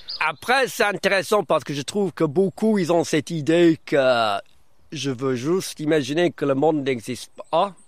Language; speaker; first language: French; early bilingual, other home language; English